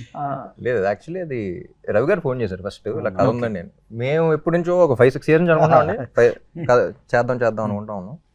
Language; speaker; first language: Telugu; native; Telugu